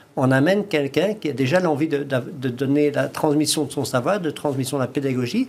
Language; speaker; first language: French; native; French